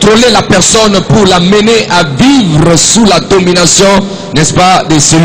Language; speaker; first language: French; non-native, local second language; Lingala